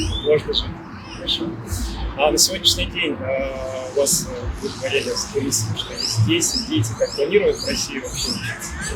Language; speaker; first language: Russian; native; Russian